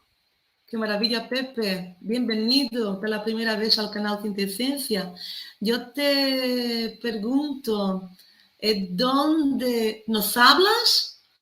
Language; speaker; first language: Spanish; non-native, fluent; Portuguese